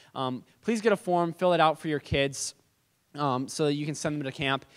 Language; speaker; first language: English; native; English